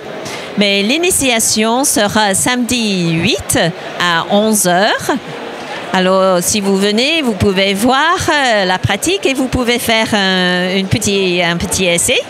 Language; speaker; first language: French; non-native, fluent; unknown